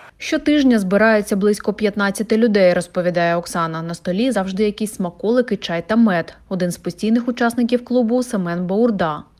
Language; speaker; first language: Ukrainian; native; Ukrainian